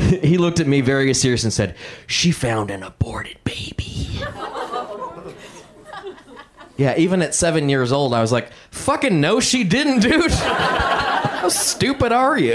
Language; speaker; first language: English; native; English